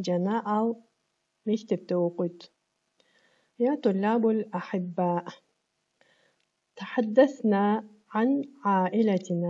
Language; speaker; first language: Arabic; non-native, fluent; Kyrgyz